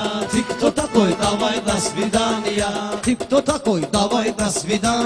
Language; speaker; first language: Russian; non-native, learner; Talysh